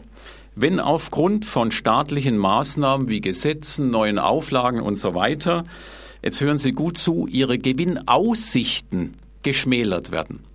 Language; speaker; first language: German; native; German